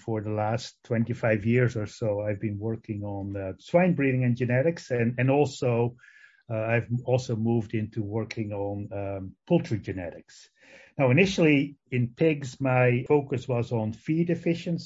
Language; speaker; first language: English; non-native, fluent; Dutch